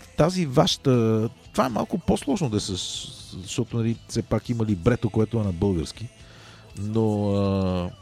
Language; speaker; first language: Bulgarian; native; Bulgarian